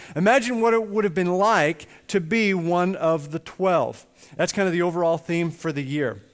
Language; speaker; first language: English; native; English